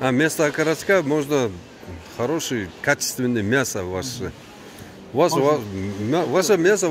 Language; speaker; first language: Russian; non-native, local second language; Kyrgyz